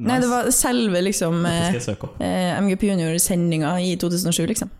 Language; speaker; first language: Norwegian; native; Norwegian